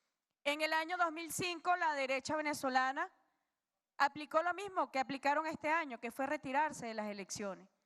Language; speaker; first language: Spanish; native; Spanish